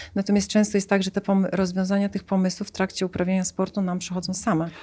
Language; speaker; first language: Polish; native; Polish